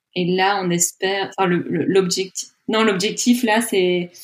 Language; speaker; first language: French; native; French